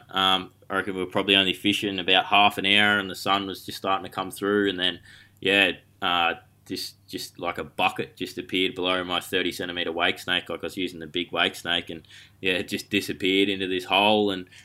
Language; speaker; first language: English; native; English